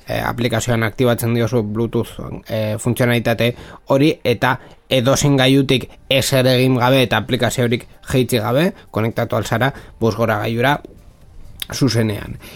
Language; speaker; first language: Basque; non-native, local second language; Spanish